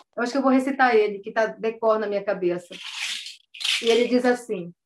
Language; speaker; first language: Portuguese; native; Portuguese